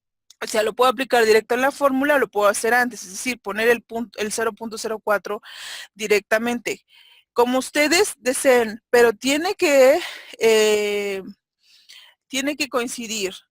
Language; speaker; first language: Spanish; native; Spanish